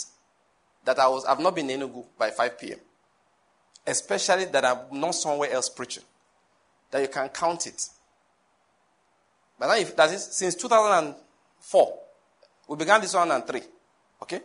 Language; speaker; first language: English; non-native, local second language; Yoruba